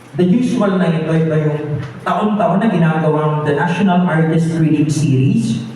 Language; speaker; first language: Filipino; non-native, local second language; Bikol